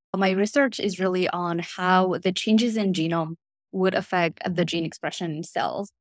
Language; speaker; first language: English; non-native, fluent; Korean